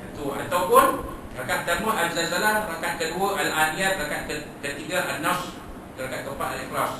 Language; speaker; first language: Malay; native; Malay